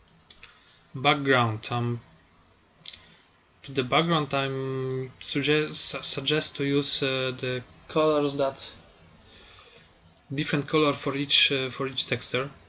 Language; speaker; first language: English; non-native, fluent; Polish